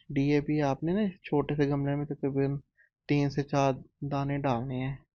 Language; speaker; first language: Urdu; non-native, local second language; Punjabi